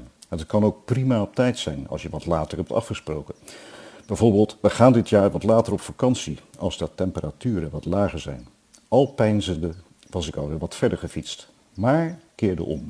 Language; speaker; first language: Dutch; native; Dutch